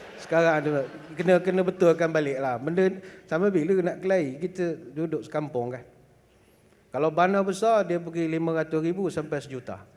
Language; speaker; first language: Malay; native; Malay